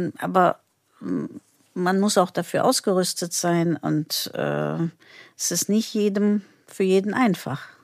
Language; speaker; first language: German; non-native, fluent; Turkish